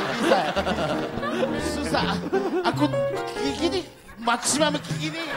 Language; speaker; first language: Indonesian; non-native, learner; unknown